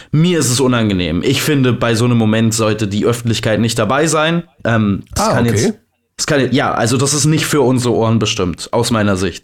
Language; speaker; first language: German; native; German